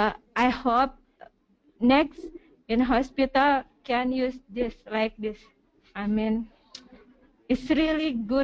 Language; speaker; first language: English; non-native, learner; Indonesian